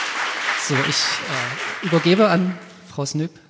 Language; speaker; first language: German; native; German